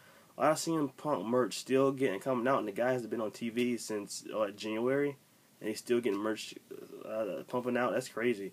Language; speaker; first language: English; native; English